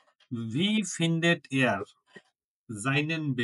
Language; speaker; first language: German; non-native, fluent; Bangla